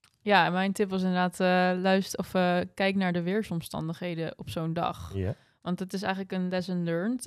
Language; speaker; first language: Dutch; native; Dutch